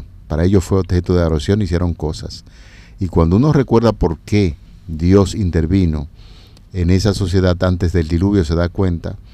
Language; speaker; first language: Spanish; native; Spanish